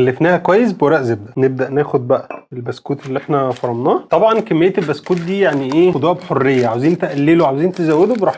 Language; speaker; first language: Arabic; native; Arabic